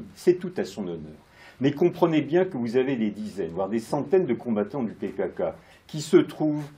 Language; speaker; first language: French; native; French